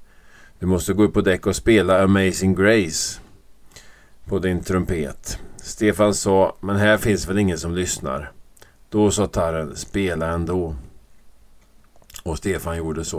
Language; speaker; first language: Swedish; native; Swedish